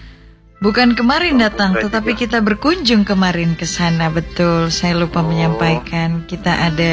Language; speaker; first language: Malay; non-native, local second language; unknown